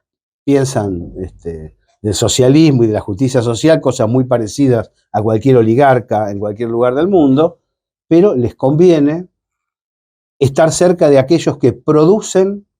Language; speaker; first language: Spanish; native; Spanish